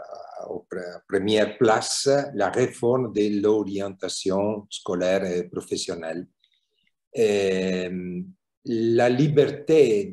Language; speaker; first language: French; non-native, fluent; Italian